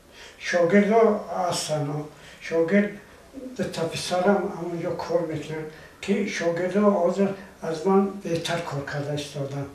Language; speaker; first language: Persian; non-native, local second language; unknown